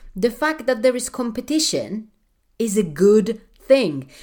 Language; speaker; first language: English; non-native, fluent; Polish